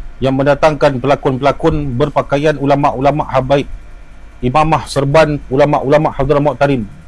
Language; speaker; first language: Malay; native; Malay